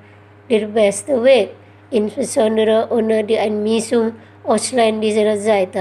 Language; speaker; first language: German; non-native, fluent; Indonesian